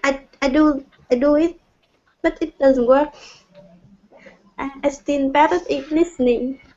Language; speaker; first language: English; non-native, learner; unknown